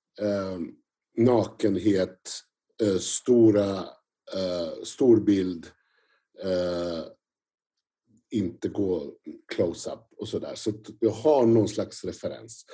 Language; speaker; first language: Swedish; non-native, fluent; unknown